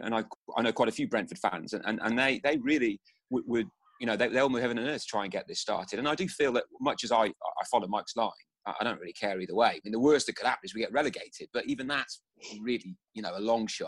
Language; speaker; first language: English; native; English